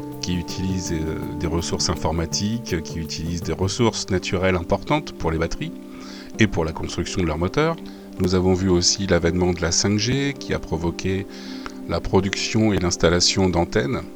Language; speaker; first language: French; native; French